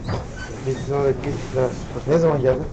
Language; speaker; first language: Turkish; native; Turkish